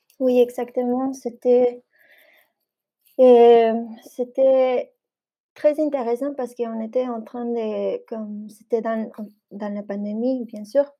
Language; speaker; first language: French; non-native, fluent; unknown